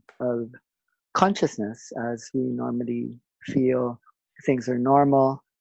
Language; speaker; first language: English; non-native, local second language; Filipino